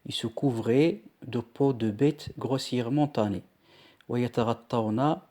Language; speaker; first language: French; non-native, local second language; Arabic